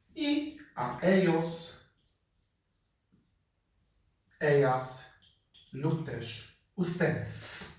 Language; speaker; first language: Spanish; non-native, fluent; Polish